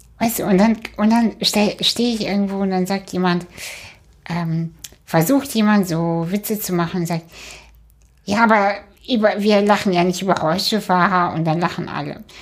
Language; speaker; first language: German; early bilingual, other home language; Russian